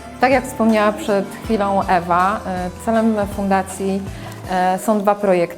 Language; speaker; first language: Polish; native; Polish